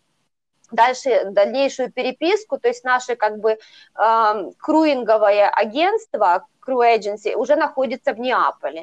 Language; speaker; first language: Russian; native; Russian